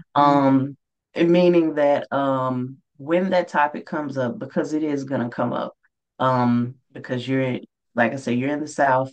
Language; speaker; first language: English; native; English